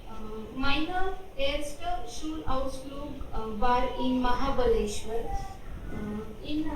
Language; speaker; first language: German; non-native, learner; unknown